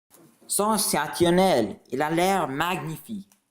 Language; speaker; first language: French; non-native, learner; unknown